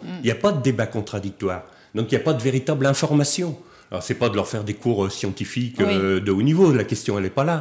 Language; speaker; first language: French; native; French